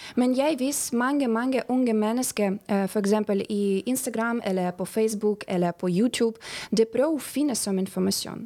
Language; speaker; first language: Danish; non-native, learner; Ukrainian